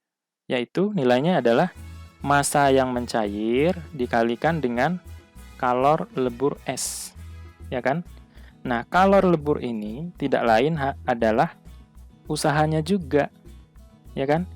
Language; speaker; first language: Indonesian; native; Indonesian